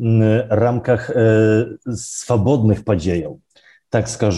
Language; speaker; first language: Belarusian; non-native, local second language; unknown